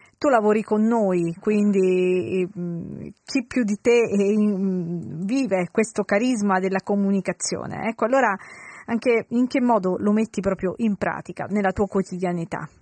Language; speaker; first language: Italian; native; Italian